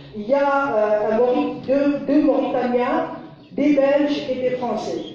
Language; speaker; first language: French; non-native, local second language; Kabyle